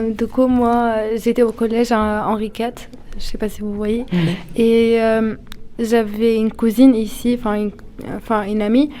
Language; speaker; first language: French; early bilingual, other home language; Kurdish